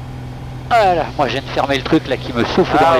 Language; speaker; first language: French; native; French